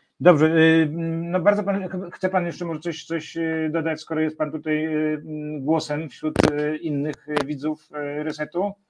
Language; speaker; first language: Polish; native; Polish